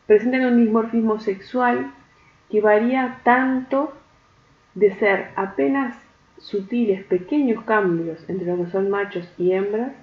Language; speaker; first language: Spanish; native; Spanish